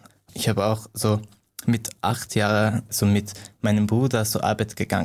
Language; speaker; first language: German; non-native, fluent; Persian